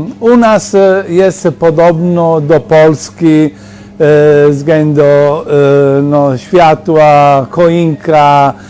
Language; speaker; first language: Polish; non-native, learner; Italian